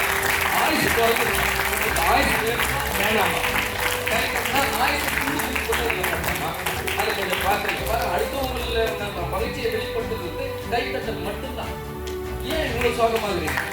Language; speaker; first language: Tamil; native; Tamil